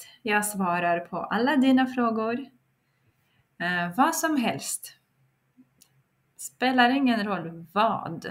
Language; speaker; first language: Swedish; non-native, fluent; Russian